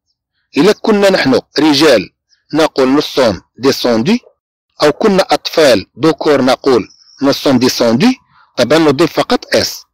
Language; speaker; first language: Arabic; native; Arabic